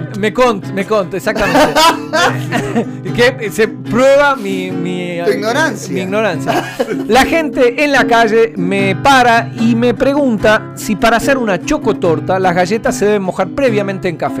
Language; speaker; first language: Spanish; native; Spanish